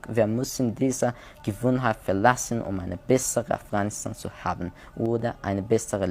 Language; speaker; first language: German; non-native, learner; Persian